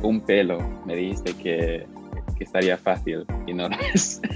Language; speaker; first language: Spanish; non-native, fluent; English